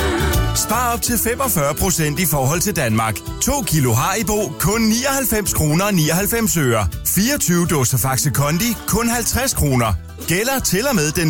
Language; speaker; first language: Danish; native; Danish